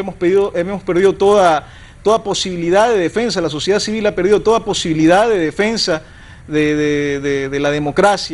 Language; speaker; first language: Spanish; native; Spanish